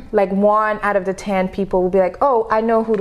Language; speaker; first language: English; non-native, fluent; French